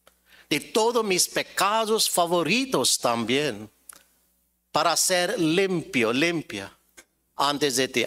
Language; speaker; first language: Spanish; non-native, fluent; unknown